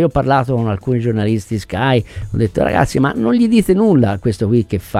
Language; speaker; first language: Italian; native; Italian